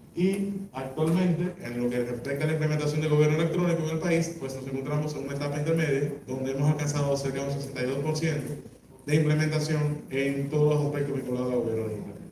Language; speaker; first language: Spanish; native; Spanish